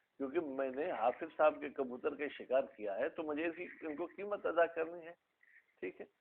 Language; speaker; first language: Urdu; non-native, local second language; Sindhi